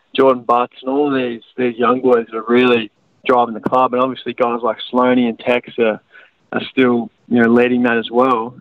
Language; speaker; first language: English; native; English